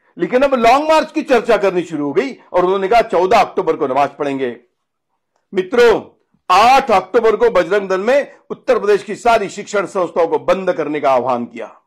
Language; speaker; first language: Hindi; non-native, local second language; Marathi